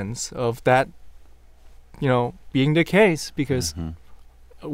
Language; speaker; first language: English; non-native, local second language; Cantonese